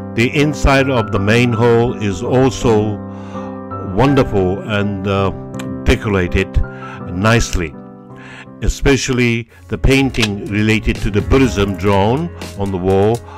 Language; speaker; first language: English; non-native, fluent; Japanese